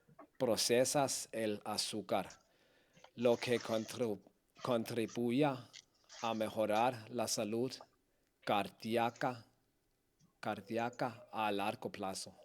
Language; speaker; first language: Spanish; non-native, learner; Danish